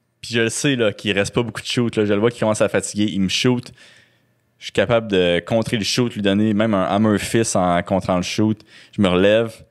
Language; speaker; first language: French; native; French